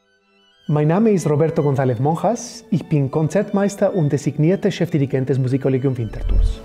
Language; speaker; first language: German; non-native, fluent; Spanish